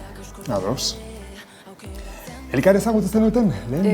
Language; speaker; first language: Basque; native; Basque